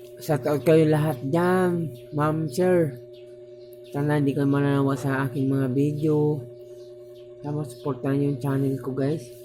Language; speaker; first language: Filipino; non-native, local second language; Bikol